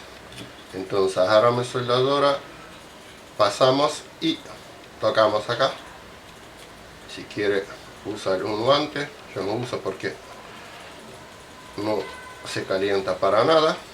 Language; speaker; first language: Spanish; non-native, fluent; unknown